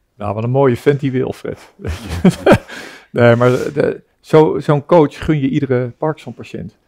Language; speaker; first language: Dutch; native; Dutch